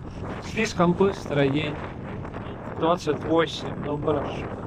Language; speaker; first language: Russian; non-native, local second language; Estonian